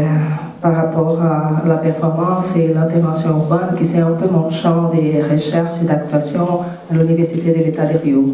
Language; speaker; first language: French; non-native, fluent; Portuguese